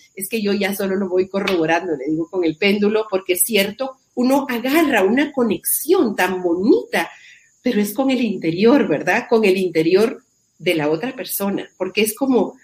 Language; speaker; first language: Spanish; native; Spanish